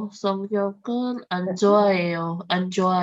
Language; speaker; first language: Korean; non-native, learner; Indonesian